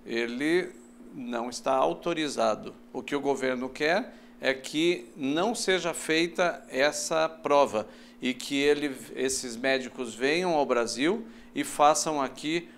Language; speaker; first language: Portuguese; native; Portuguese